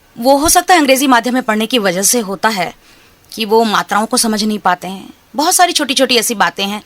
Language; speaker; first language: Hindi; non-native, local second language; Bangla